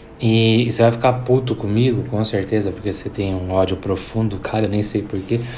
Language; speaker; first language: Portuguese; native; Portuguese